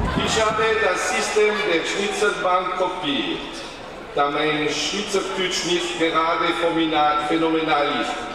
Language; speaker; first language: German; non-native, learner; French